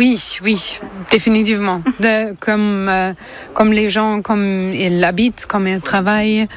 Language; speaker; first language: French; non-native, fluent; German